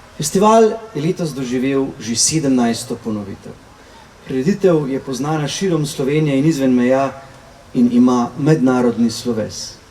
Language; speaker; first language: Slovenian; native; Slovenian